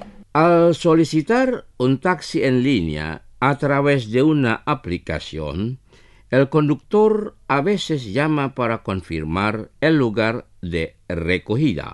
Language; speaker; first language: Spanish; non-native, fluent; Indonesian